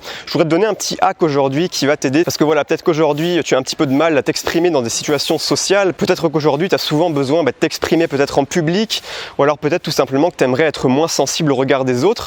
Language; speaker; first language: French; native; French